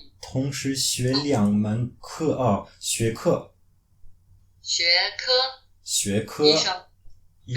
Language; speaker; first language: Chinese; non-native, fluent; French